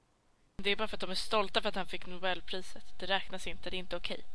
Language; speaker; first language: Swedish; native; Swedish